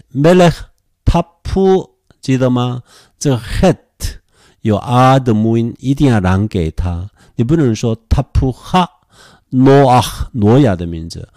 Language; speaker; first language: Chinese; non-native, fluent; Korean